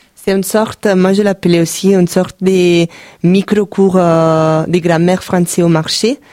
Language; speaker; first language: French; non-native, fluent; Italian